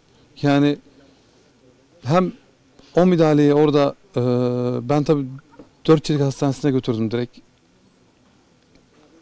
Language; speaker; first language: Turkish; native; Turkish